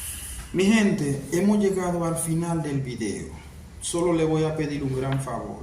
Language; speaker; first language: Spanish; non-native, fluent; Haitian Creole